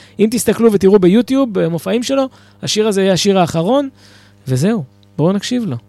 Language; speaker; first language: Hebrew; native; Hebrew